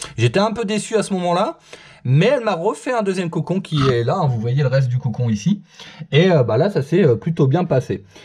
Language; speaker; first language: French; native; French